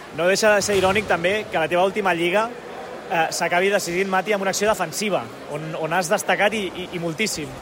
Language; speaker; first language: Catalan; native; Catalan